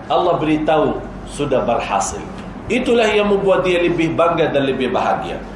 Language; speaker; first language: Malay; non-native, fluent; Arabic